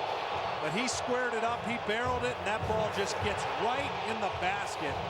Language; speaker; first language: English; native; English